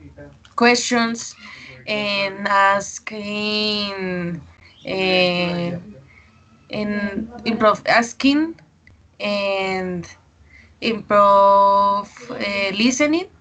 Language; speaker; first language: English; non-native, learner; Spanish